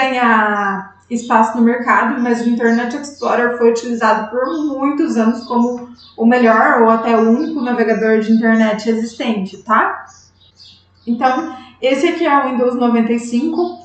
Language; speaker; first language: Portuguese; native; Portuguese